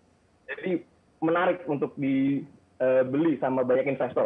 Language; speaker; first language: Indonesian; native; Indonesian